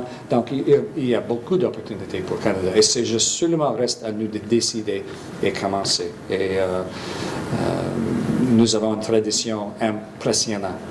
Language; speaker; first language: French; non-native, fluent; English